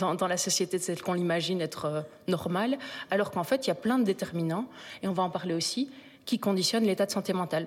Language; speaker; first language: French; native; French